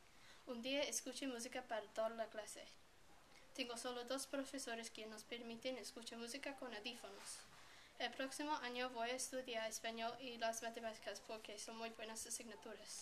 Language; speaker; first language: Spanish; non-native, learner; English